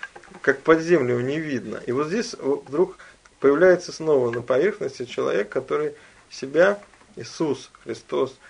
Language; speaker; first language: Russian; native; Russian